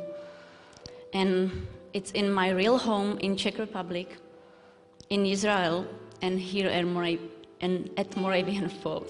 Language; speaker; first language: English; non-native, learner; Czech